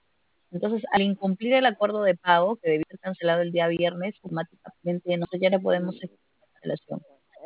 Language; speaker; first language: Spanish; native; Spanish